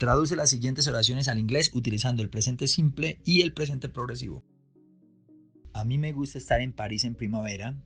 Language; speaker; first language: Spanish; native; Spanish